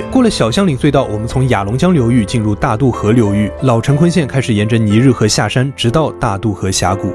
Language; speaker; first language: Chinese; native; Chinese